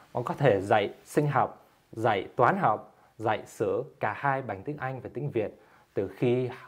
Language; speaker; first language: Vietnamese; early bilingual, heritage; Vietnamese